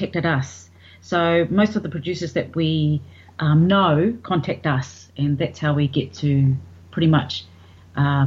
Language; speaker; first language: English; native; English